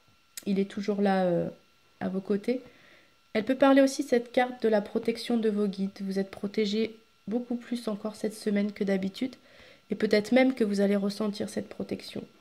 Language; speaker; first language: French; native; French